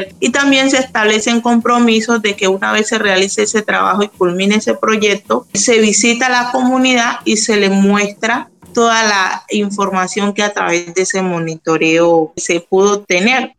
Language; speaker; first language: Spanish; native; Spanish